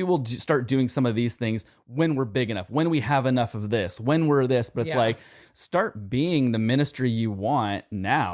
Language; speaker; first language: English; native; English